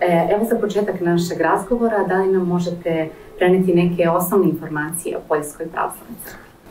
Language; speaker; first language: Serbian; native; Serbian